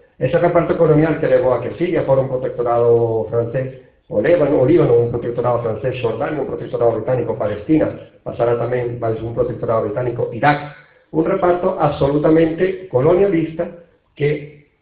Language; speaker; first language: Galician; non-native, local second language; Spanish